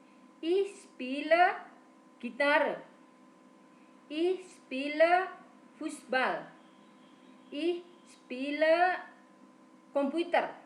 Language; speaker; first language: German; non-native, fluent; Indonesian